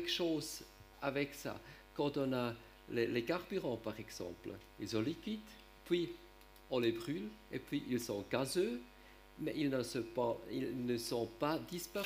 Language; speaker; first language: French; non-native, learner; German